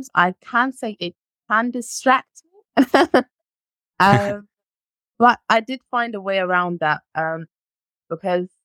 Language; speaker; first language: English; early bilingual, other home language; French